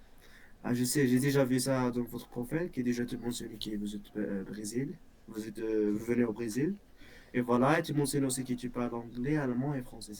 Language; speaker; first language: French; non-native, local second language; Berber languages